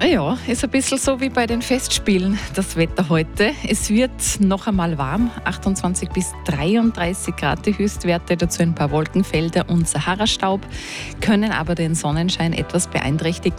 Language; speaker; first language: German; native; German